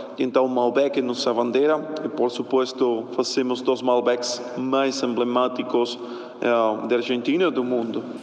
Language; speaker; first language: Portuguese; non-native, fluent; Spanish